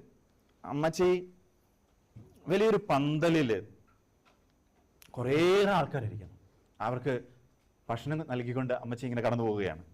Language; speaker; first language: Malayalam; native; Malayalam